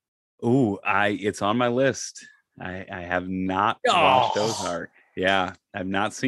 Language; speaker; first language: English; native; English